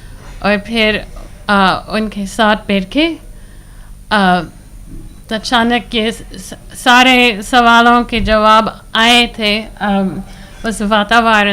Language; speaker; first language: Hindi; non-native, fluent; English